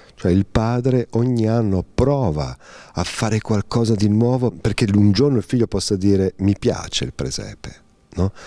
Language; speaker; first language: Italian; native; Italian